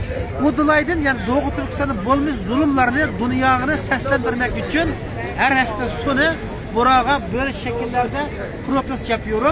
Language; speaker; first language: Turkish; non-native, learner; Uyghur